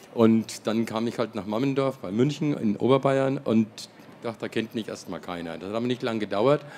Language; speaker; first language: German; native; German